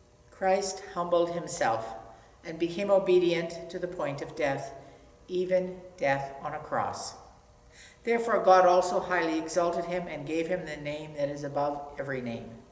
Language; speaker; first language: English; native; English